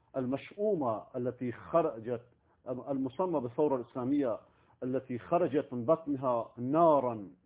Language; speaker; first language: Arabic; non-native, local second language; Baluchi